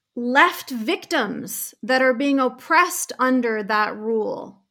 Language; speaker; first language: English; native; English